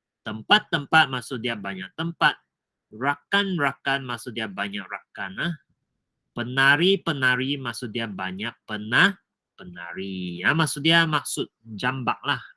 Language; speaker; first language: Malay; non-native, local second language; Chinese